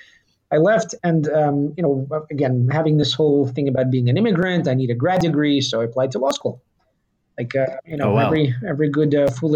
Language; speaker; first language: English; early bilingual, other home language; Russian